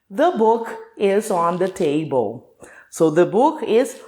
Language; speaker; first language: English; non-native, fluent; Portuguese